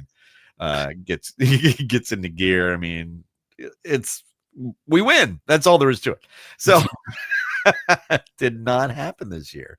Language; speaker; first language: English; native; English